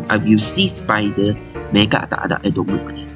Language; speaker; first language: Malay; non-native, local second language; Chinese